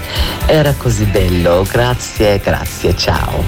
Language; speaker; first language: Italian; non-native, learner; Turkish